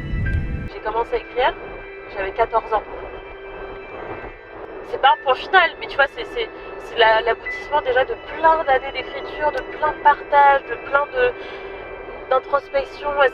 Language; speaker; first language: French; native; French